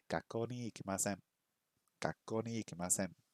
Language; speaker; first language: Japanese; non-native, learner; English